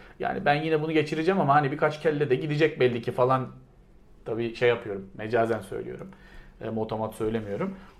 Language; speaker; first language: Turkish; native; Turkish